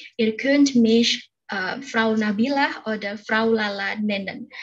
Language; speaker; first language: German; non-native, fluent; Indonesian